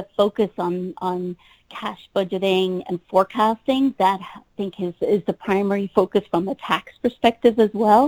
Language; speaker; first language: English; native; English